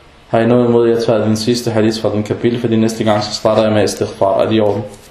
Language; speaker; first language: Danish; non-native, fluent; Arabic